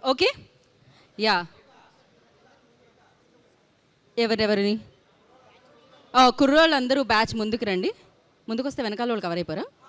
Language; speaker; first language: Telugu; native; Telugu